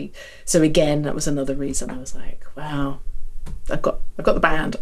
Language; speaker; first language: English; native; English